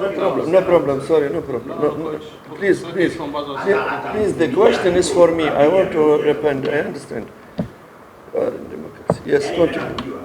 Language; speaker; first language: English; non-native, learner; French